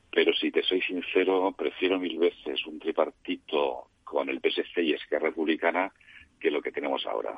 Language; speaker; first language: Spanish; non-native, local second language; Catalan